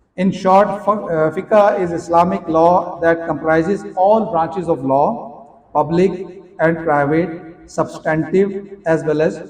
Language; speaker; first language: English; non-native, local second language; Urdu